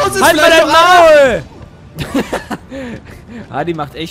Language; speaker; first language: German; native; German